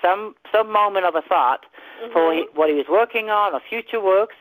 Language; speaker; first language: English; native; English